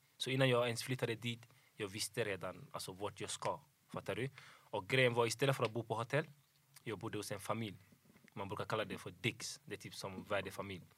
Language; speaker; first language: Swedish; early bilingual, other home language; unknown